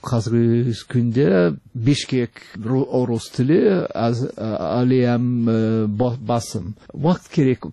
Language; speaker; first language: Kazakh; non-native, fluent; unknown